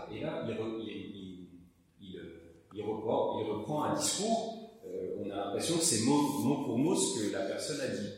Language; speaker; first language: French; native; French